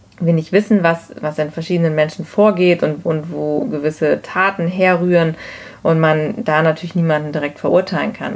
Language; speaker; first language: German; native; German